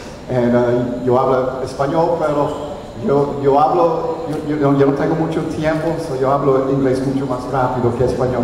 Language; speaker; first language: Spanish; non-native, learner; English